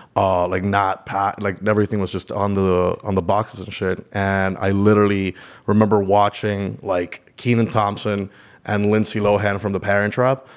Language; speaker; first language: English; early bilingual, other home language; Spanish